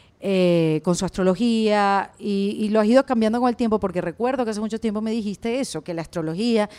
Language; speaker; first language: Spanish; native; Spanish